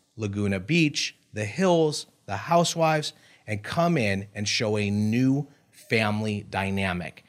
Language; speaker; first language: English; native; English